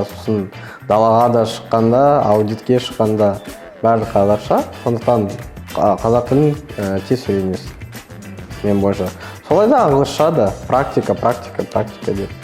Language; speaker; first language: Kazakh; non-native, local second language; Russian